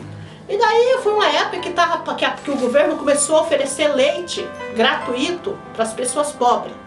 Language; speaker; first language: Portuguese; native; Portuguese